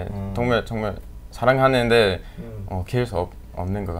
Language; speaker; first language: Korean; non-native, fluent; English